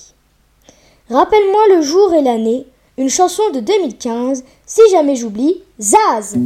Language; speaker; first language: French; native; French